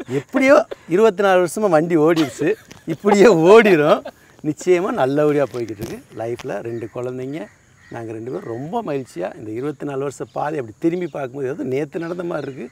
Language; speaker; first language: Tamil; native; Tamil